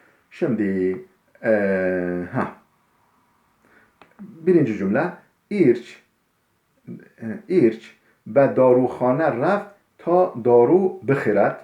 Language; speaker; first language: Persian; non-native, fluent; Turkish